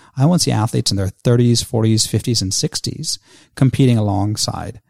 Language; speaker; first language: English; native; English